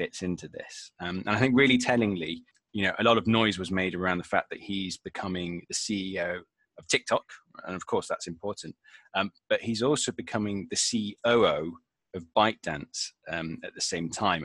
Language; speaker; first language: English; native; English